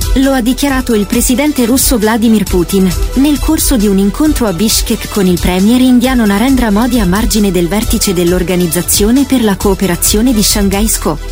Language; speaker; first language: Italian; native; Italian